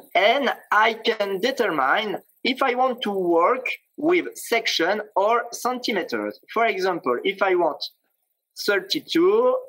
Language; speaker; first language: English; non-native, fluent; French